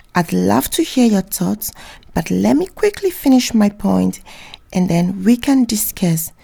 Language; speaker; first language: English; native; English